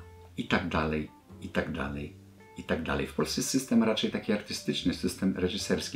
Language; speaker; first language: Polish; native; Polish